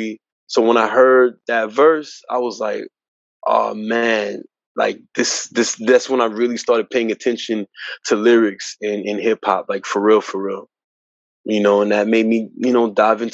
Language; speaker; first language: English; native; English